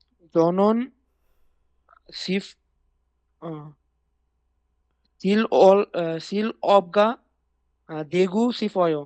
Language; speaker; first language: Korean; non-native, learner; Bangla